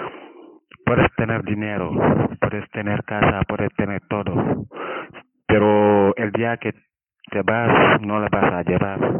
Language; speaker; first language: Spanish; non-native, fluent; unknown